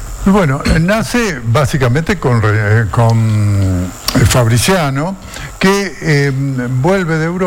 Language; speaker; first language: Spanish; native; Spanish